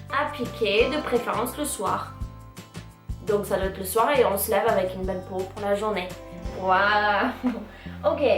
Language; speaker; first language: French; non-native, fluent; English